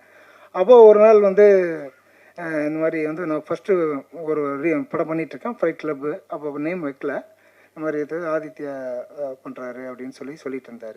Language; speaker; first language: Tamil; native; Tamil